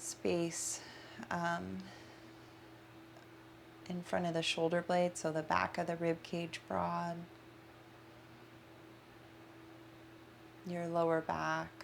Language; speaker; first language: English; native; English